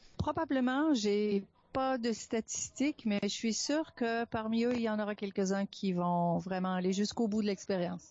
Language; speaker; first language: French; native; French